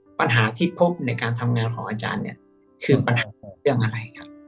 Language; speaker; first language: Thai; native; Thai